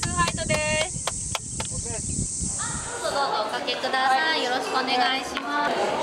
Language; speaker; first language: Japanese; native; Japanese